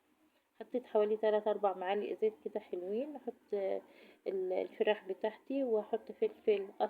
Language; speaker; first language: Arabic; native; Arabic